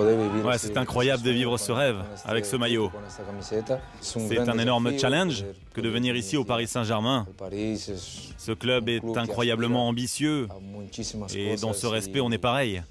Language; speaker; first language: French; native; French